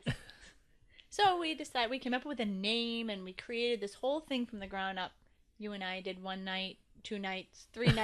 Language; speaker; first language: English; native; English